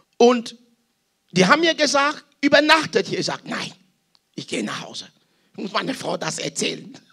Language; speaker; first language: German; non-native, fluent; French